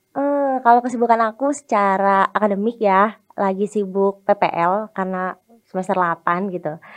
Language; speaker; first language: Indonesian; native; Indonesian